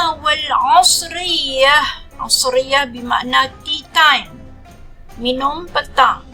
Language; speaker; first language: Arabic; non-native, fluent; Malay